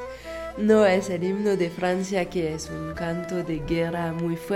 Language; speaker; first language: Spanish; non-native, fluent; French